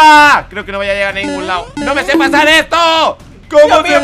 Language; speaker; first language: Spanish; native; Spanish